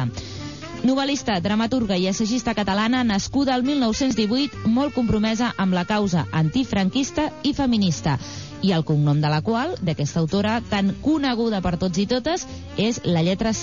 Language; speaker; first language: Catalan; native; Catalan